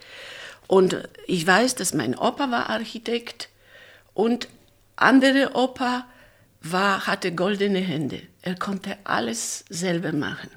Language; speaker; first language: German; non-native, fluent; Polish